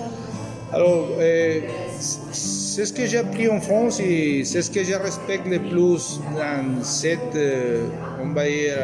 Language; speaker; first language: French; non-native, fluent; Spanish